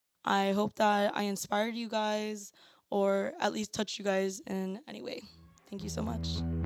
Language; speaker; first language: English; early bilingual, other home language; Spanish